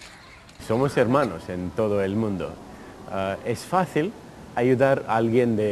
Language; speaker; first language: Spanish; early bilingual, heritage; Spanish